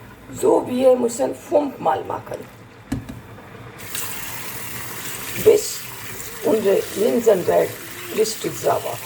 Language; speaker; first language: German; non-native, learner; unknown